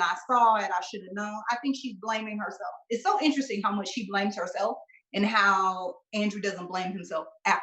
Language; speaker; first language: English; native; English